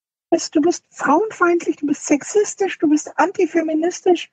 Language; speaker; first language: German; native; German